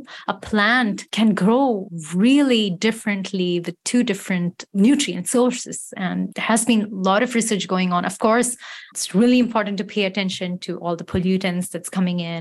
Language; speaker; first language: English; non-native, local second language; Tamil